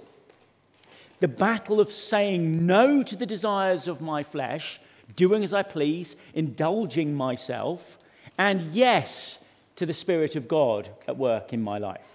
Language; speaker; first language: English; native; English